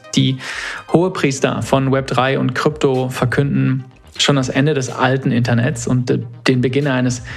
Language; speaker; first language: German; native; German